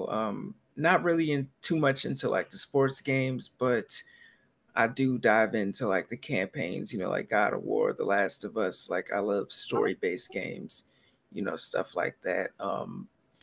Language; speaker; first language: English; native; English